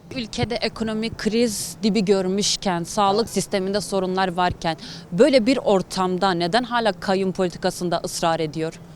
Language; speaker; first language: Turkish; native; Turkish